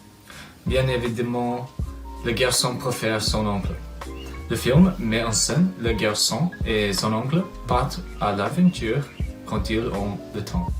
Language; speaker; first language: French; non-native, fluent; English